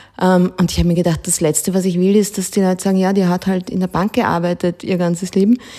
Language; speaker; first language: German; early bilingual, other home language; Spanish